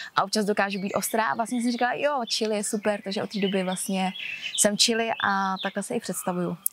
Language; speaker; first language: Czech; early bilingual, other home language; Vietnamese